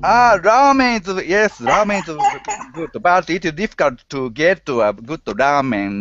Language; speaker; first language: English; non-native, learner; Japanese